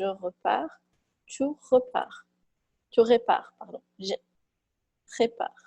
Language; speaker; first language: French; non-native, fluent; Portuguese